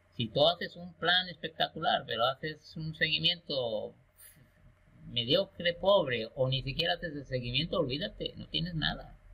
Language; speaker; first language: Spanish; native; Spanish